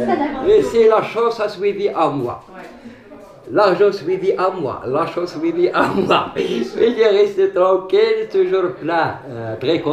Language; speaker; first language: French; non-native, learner; Arabic